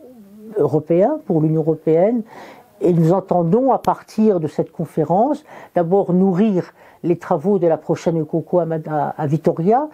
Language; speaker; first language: French; native; French